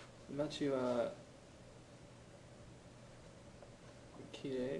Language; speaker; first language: Japanese; non-native, learner; English